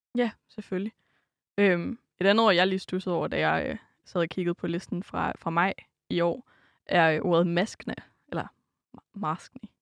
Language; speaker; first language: Danish; native; Danish